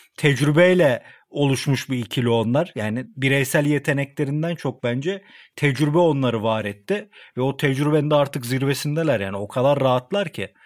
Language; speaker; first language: Turkish; native; Turkish